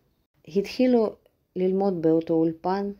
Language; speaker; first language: Hebrew; non-native, learner; Russian